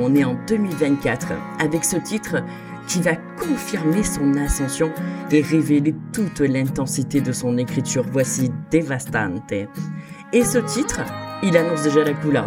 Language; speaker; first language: French; native; French